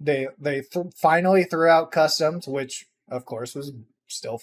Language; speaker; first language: English; native; English